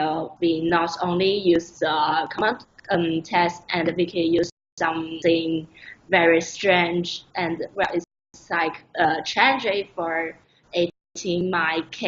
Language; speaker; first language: English; non-native, learner; Chinese